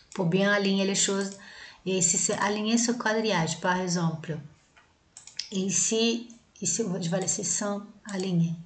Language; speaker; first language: French; non-native, fluent; Portuguese